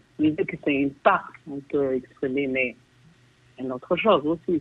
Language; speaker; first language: French; non-native, fluent; Chinese